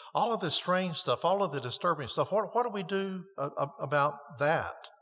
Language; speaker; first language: English; native; English